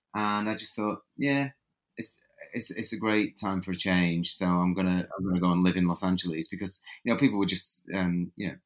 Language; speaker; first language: English; native; English